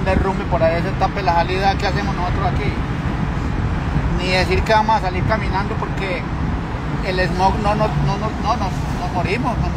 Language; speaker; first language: Spanish; native; Spanish